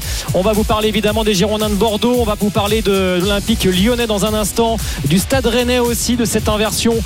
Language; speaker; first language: French; native; French